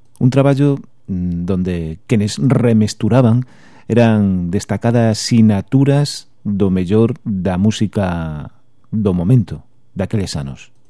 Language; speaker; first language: Galician; native; Galician